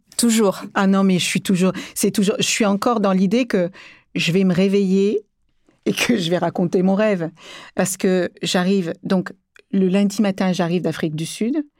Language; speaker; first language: French; early bilingual, other home language; Kabuverdianu